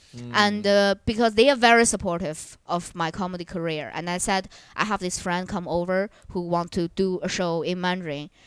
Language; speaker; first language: English; non-native, fluent; Chinese